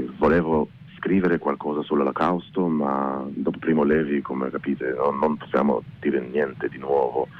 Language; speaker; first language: Italian; non-native, learner; Hebrew